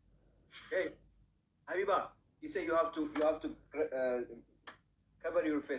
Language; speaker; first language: English; non-native, learner; Amharic